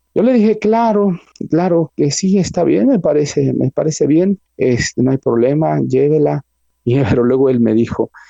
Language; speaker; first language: Spanish; native; Spanish